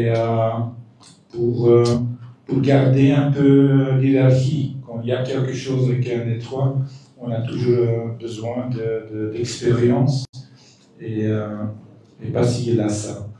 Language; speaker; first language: French; non-native, fluent; Dutch